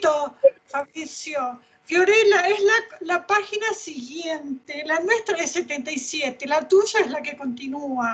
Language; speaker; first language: Italian; non-native, fluent; Spanish